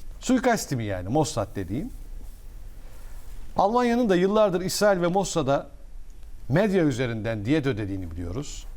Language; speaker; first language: Turkish; native; Turkish